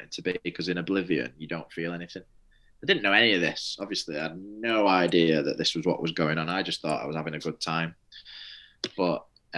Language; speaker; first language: English; native; English